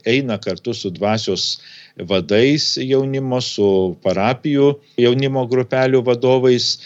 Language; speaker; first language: Lithuanian; native; Lithuanian